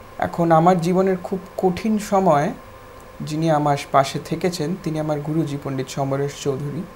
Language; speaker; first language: Bangla; non-native, local second language; Urdu